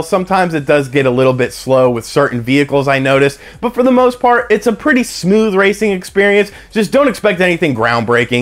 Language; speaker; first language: English; native; English